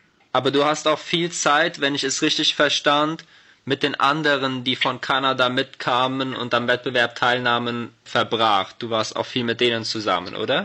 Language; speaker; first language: German; native; German